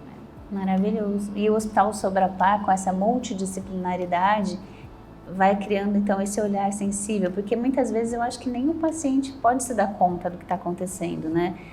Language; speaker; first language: Portuguese; native; Portuguese